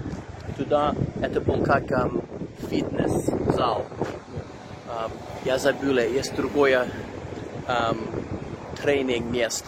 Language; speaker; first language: Russian; non-native, learner; English